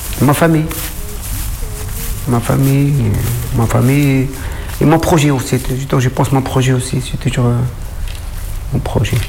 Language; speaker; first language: French; non-native, learner; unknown